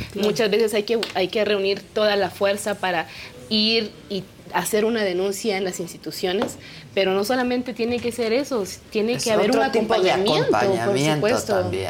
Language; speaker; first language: Spanish; non-native, local second language; Kaqchikel